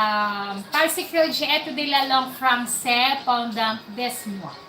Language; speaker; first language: French; non-native, learner; Cebuano